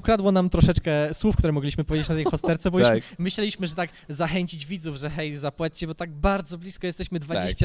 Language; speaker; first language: Polish; native; Polish